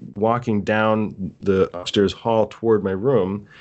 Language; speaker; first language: English; native; English